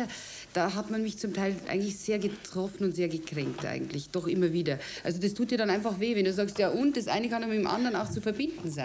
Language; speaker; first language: German; native; German